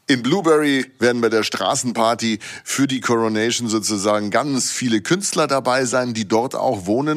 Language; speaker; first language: German; native; German